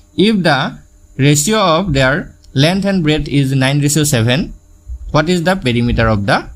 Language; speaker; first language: English; non-native, local second language; Assamese